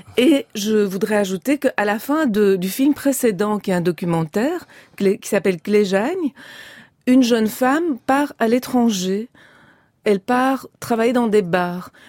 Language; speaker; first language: French; early bilingual, other home language; Romanian